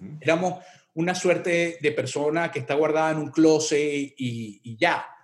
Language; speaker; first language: Spanish; native; Spanish